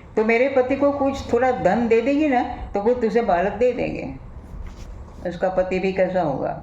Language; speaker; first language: Hindi; non-native, local second language; Gujarati